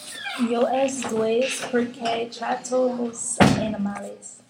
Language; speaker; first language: Spanish; non-native, learner; English